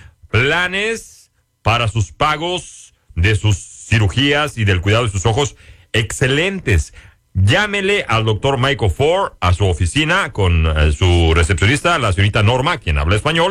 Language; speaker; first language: Spanish; native; Spanish